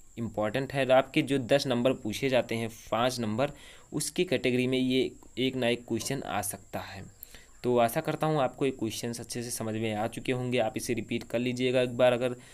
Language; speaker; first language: Hindi; native; Hindi